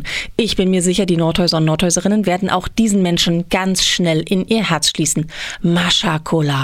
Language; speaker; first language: German; native; German